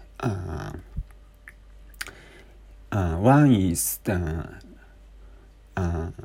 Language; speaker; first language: English; non-native, learner; Japanese